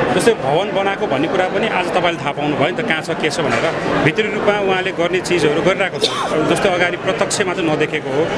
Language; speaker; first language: Nepali; native; Nepali